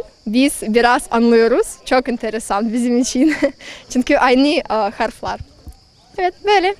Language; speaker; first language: Turkish; non-native, learner; Russian